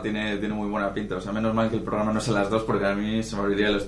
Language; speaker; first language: Spanish; native; Spanish